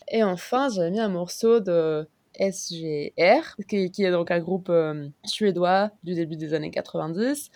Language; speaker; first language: French; non-native, fluent; Spanish